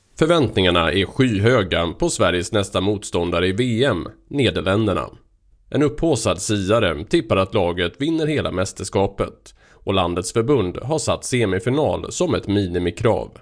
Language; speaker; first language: Swedish; native; Swedish